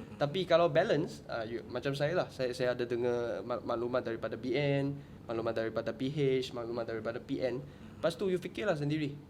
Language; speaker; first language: Malay; non-native, local second language; Chinese